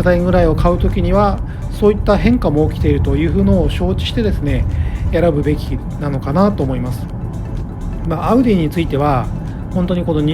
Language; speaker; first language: Japanese; native; Japanese